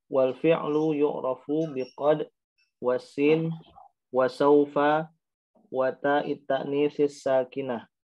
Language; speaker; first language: Arabic; non-native, learner; Indonesian